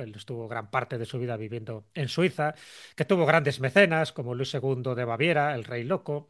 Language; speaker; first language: Spanish; native; Spanish